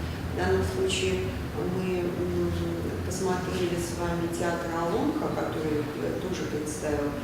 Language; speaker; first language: Russian; native; Russian